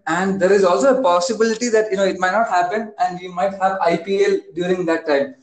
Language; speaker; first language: English; non-native, local second language; Malayalam